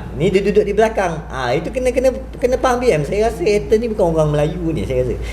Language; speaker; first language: Malay; native; Malay